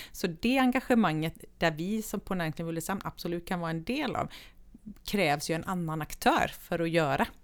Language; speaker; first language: Swedish; native; Swedish